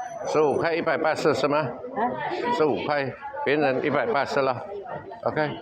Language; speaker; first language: Chinese; early bilingual, heritage; Chinese